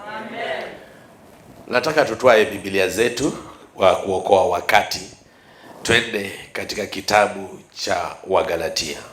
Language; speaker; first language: Swahili; non-native, local second language; Luyia